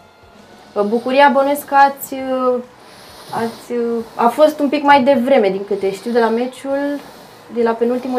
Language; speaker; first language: Romanian; native; Romanian